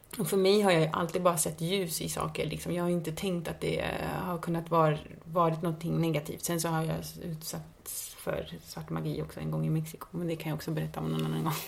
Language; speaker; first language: Swedish; early bilingual, other home language; Spanish